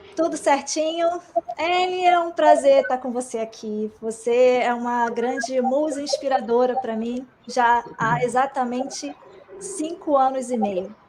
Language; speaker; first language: Portuguese; native; Portuguese